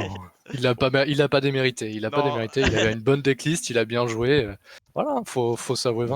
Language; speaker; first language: French; native; French